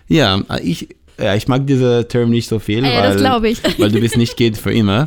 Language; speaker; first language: German; non-native, learner; Hebrew